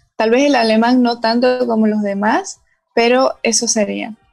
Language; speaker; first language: Spanish; non-native, local second language; Portuguese